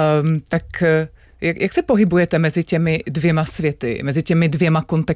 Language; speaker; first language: Czech; native; Czech